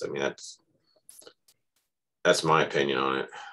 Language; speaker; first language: English; native; English